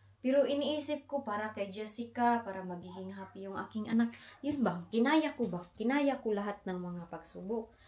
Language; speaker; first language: Filipino; non-native, local second language; Cebuano